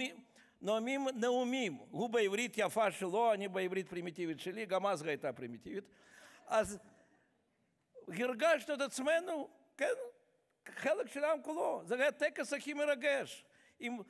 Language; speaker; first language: Hebrew; non-native, fluent; Russian